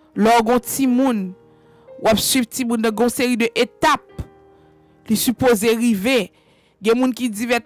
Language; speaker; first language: French; native; French